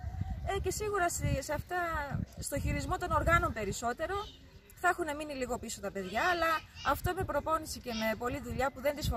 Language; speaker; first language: Greek; native; Greek